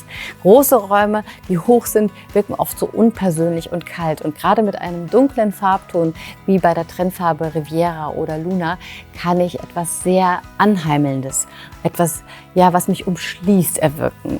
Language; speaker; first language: German; native; German